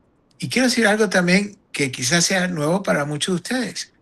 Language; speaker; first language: Spanish; non-native, fluent; English